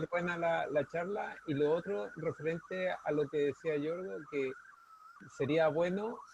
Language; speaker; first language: Spanish; native; Spanish